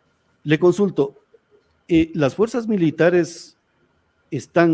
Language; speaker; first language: Spanish; native; Spanish